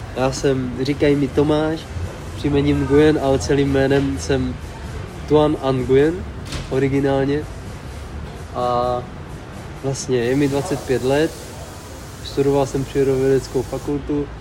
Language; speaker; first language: Czech; early bilingual, other home language; Vietnamese